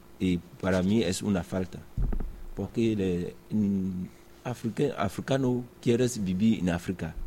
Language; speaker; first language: Spanish; non-native, learner; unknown